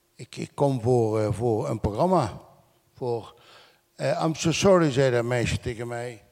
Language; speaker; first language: Dutch; non-native, local second language; Limburgish